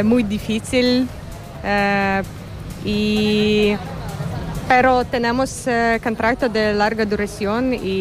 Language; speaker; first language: Spanish; non-native, learner; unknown